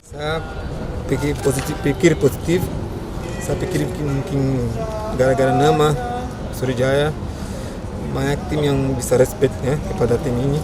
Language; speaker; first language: Indonesian; non-native, fluent; Portuguese